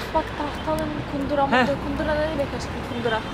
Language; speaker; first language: Turkish; non-native, learner; Russian